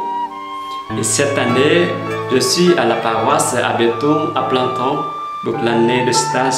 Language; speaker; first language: French; non-native, fluent; Vietnamese